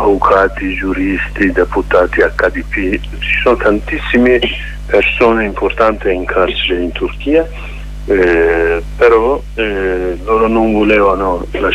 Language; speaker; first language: Italian; non-native, learner; Kurdish